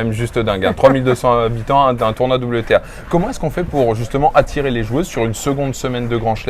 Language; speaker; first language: French; native; French